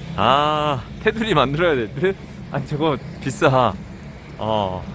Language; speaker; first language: Korean; native; Korean